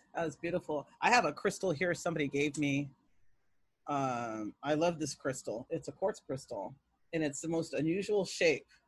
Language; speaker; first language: English; native; English